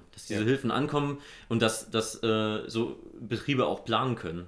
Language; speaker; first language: German; native; German